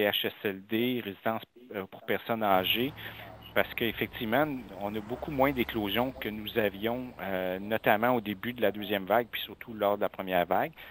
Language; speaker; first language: French; native; French